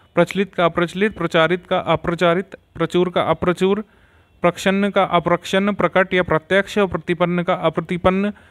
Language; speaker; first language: Hindi; native; Hindi